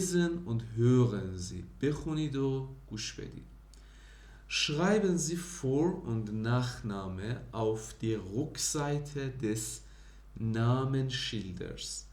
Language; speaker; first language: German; non-native, fluent; Persian